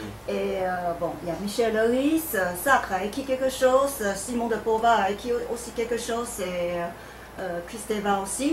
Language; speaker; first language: French; non-native, fluent; Chinese